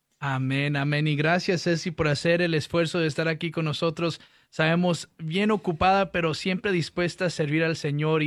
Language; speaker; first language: Spanish; early bilingual, heritage; Spanish